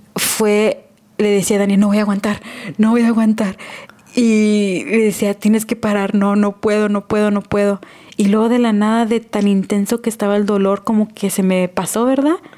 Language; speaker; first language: Spanish; early bilingual, heritage; Spanish